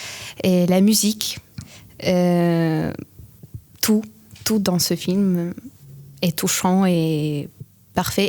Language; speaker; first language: French; non-native, fluent; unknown